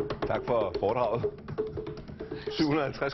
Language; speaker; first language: Danish; native; Danish